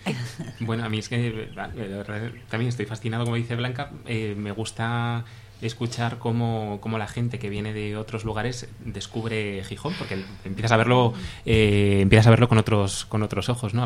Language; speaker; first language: Spanish; native; Spanish